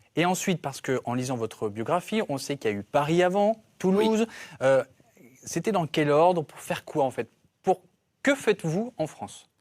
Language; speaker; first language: French; native; French